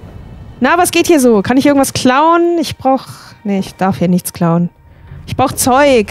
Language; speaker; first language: German; native; German